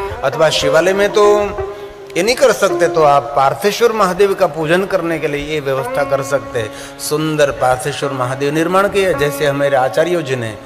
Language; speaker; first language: Hindi; non-native, local second language; Gujarati